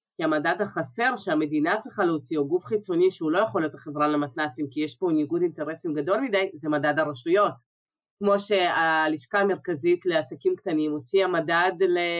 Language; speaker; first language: Hebrew; early bilingual, other home language; Russian